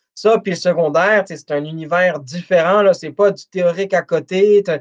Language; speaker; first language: French; native; French